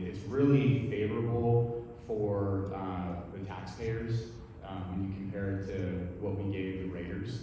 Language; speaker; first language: English; native; English